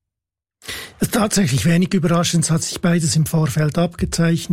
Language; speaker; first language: German; native; German